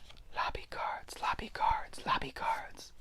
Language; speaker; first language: English; native; English